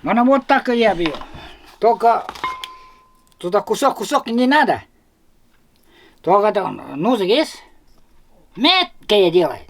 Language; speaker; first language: Russian; non-native, local second language; Yakut